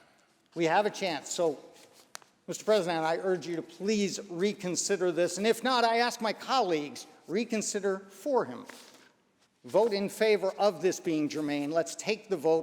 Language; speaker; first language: English; native; English